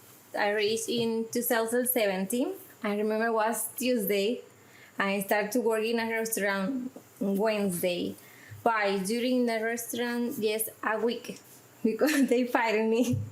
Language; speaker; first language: English; non-native, learner; Spanish